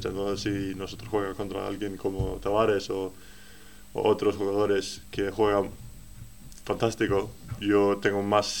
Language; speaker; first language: Spanish; non-native, learner; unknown